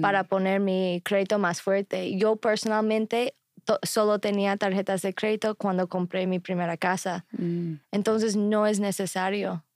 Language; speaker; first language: Spanish; non-native, fluent; English